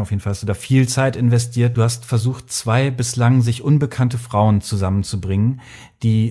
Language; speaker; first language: German; native; German